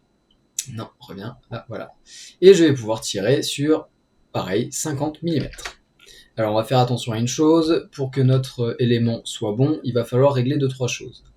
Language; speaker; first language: French; native; French